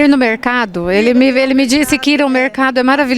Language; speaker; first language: Portuguese; native; Portuguese